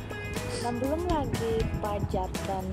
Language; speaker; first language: Indonesian; non-native, fluent; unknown